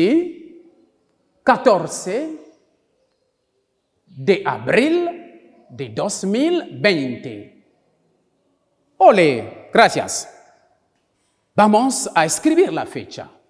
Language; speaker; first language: Spanish; non-native, local second language; French